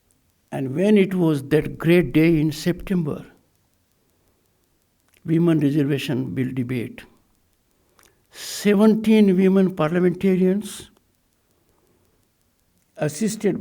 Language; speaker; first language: English; non-native, local second language; Hindi